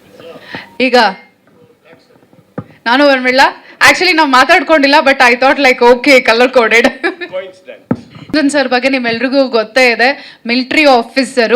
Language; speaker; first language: Kannada; native; Kannada